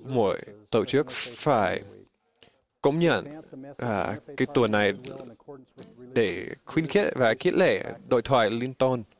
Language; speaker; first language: Vietnamese; non-native, fluent; English